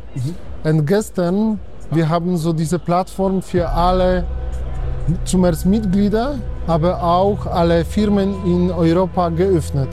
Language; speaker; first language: German; non-native, fluent; Polish